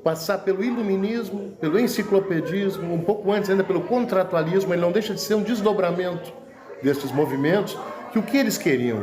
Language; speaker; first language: Portuguese; native; Portuguese